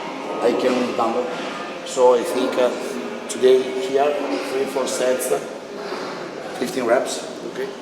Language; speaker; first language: English; non-native, learner; Italian